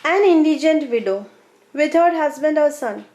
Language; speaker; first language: English; non-native, local second language; Malayalam